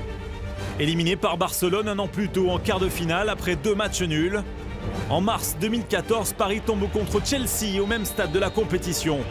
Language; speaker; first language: French; native; French